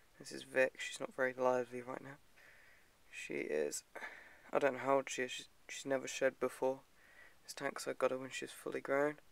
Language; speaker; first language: English; native; English